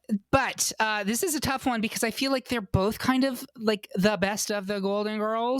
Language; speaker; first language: English; native; English